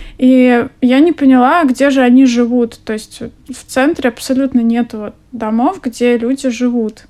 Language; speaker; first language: Russian; native; Russian